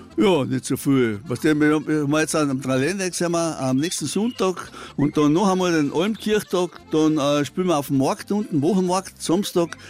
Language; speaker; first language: German; native; German